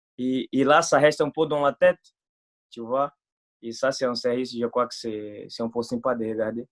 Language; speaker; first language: French; non-native, fluent; Portuguese